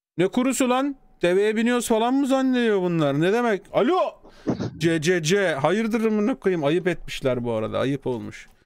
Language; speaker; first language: Turkish; native; Turkish